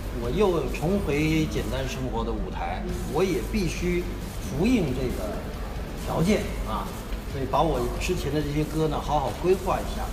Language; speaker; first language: Chinese; native; Chinese